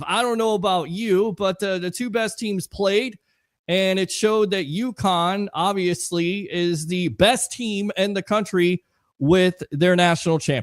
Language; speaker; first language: English; native; English